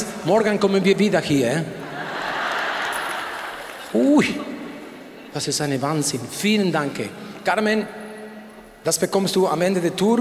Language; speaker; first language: German; non-native, learner; Spanish